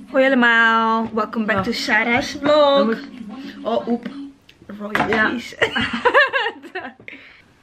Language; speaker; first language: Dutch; non-native, learner; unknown